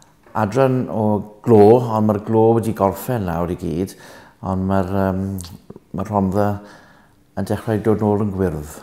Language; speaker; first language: Welsh; non-native, local second language; English